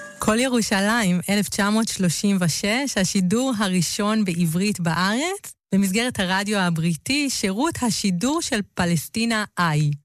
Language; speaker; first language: Hebrew; native; Hebrew